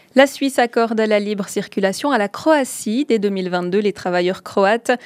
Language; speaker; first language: French; native; French